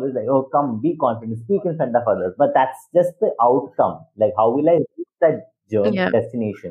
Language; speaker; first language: English; non-native, local second language; Malayalam